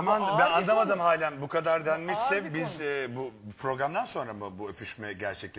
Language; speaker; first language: Turkish; native; Turkish